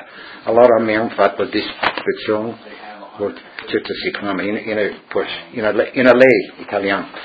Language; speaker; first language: Italian; early bilingual, heritage; Friulian